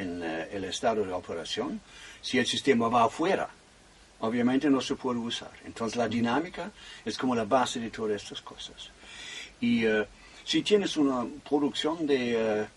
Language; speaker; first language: Spanish; non-native, fluent; German